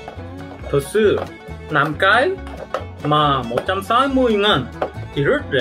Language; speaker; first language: Vietnamese; non-native, learner; Korean